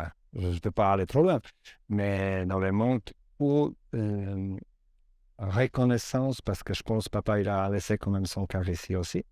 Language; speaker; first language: French; non-native, learner; Polish